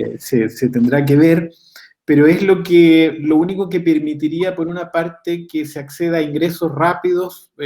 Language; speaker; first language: Spanish; native; Spanish